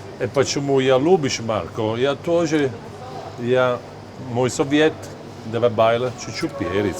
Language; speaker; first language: Russian; non-native, learner; Italian